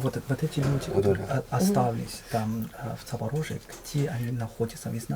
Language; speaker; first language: Russian; non-native, learner; Chinese